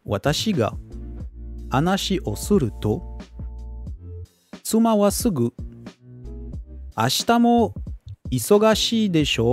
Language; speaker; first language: Japanese; non-native, learner; French